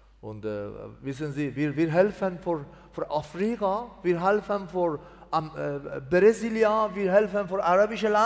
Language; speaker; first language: German; non-native, learner; Persian